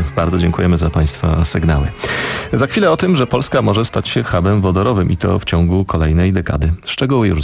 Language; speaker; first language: Polish; native; Polish